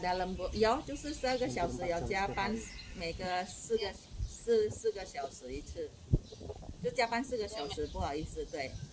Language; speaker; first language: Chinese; non-native, fluent; Indonesian